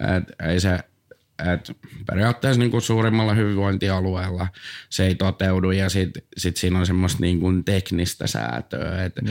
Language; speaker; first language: Finnish; native; Finnish